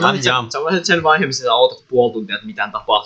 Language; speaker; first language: Finnish; native; Finnish